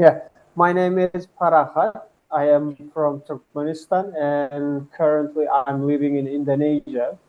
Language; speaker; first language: English; non-native, fluent; Turkmen